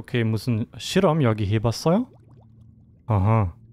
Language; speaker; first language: Korean; non-native, fluent; German